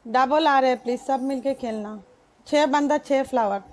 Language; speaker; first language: Hindi; non-native, local second language; Bangla